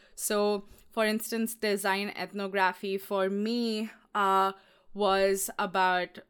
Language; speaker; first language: English; non-native, local second language; Hindi